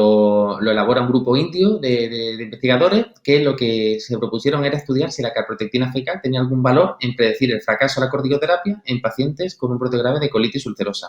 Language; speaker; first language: Spanish; native; Spanish